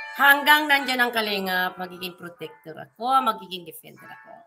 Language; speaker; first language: Filipino; non-native, local second language; Cebuano